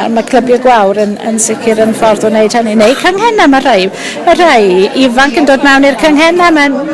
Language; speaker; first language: Welsh; native; Welsh